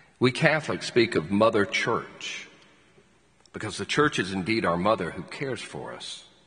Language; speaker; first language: English; native; English